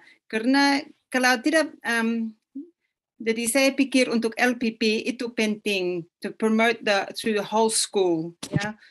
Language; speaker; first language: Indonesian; non-native, fluent; English